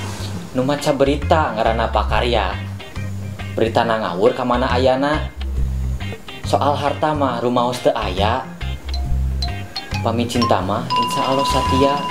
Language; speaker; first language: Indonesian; non-native, local second language; Sundanese